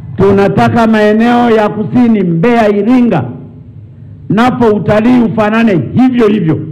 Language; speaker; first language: Swahili; non-native, local second language; Sukuma